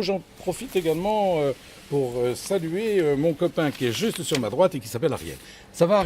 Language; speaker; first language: French; native; French